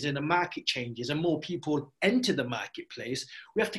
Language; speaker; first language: English; native; English